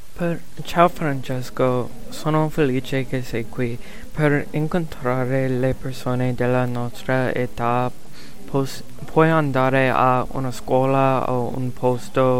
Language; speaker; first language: Italian; non-native, learner; English